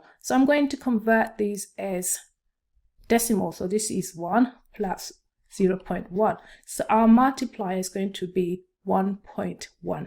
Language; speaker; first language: English; non-native, local second language; Swahili